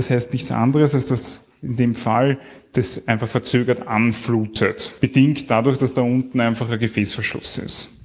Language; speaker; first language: German; native; German